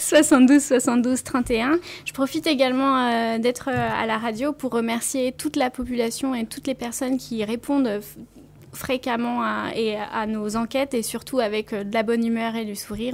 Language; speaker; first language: French; native; French